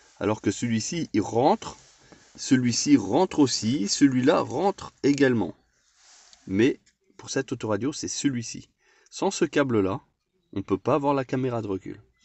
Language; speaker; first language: French; native; French